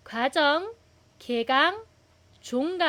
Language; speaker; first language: Korean; non-native, fluent; Filipino